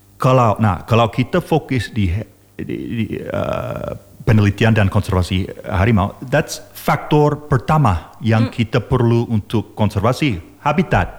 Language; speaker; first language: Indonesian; non-native, learner; English